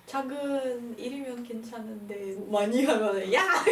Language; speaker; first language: Korean; non-native, fluent; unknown